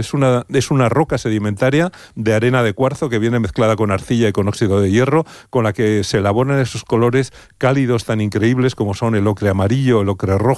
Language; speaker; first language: Spanish; native; Spanish